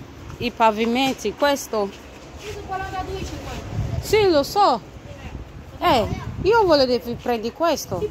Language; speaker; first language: Italian; non-native, learner; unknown